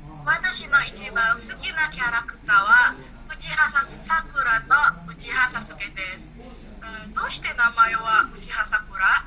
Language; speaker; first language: Japanese; non-native, learner; Indonesian